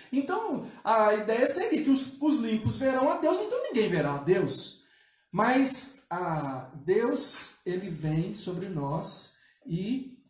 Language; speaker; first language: Portuguese; native; Portuguese